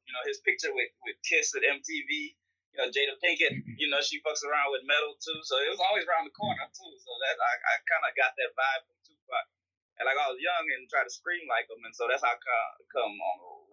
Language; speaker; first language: English; native; English